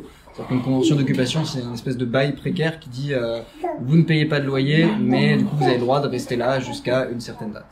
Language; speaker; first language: French; native; French